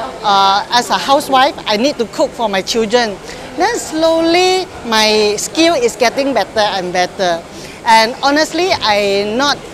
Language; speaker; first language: English; non-native, local second language; Min Nan Chinese